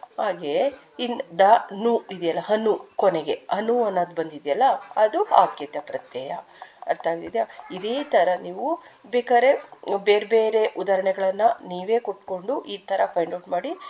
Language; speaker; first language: Kannada; native; Kannada